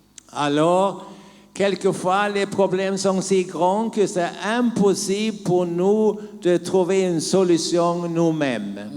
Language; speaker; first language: French; non-native, learner; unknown